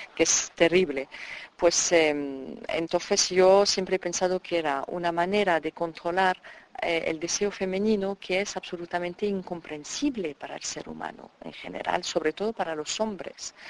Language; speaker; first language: Spanish; non-native, fluent; French